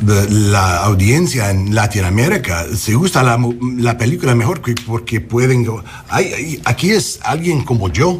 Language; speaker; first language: Spanish; non-native, learner; English